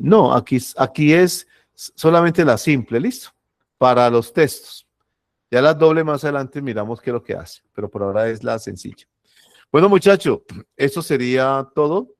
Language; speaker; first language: Spanish; native; Spanish